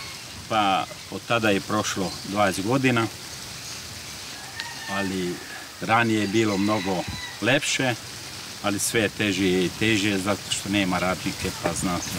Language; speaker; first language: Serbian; non-native, local second language; Hungarian